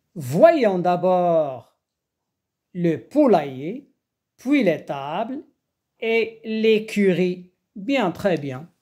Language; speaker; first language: French; non-native, local second language; Arabic